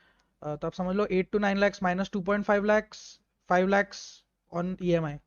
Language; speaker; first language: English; non-native, local second language; Hindi